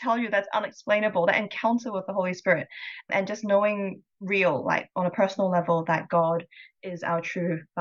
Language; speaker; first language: English; non-native, local second language; Cantonese